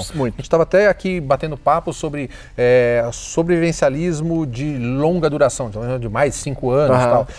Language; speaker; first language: Portuguese; native; Portuguese